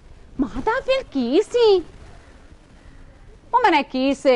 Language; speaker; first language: Arabic; non-native, fluent; Malayalam